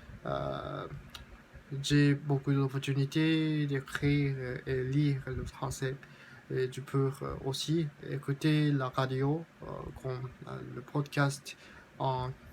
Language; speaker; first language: French; non-native, learner; Japanese